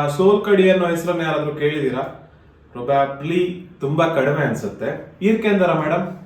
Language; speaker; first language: Kannada; non-native, local second language; Tulu